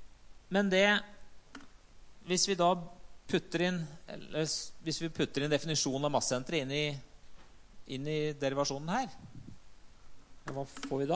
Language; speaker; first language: Norwegian; native; Norwegian